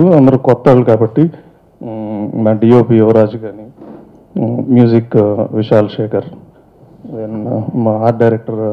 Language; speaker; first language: Telugu; native; Telugu